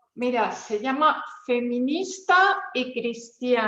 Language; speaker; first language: Spanish; native; Spanish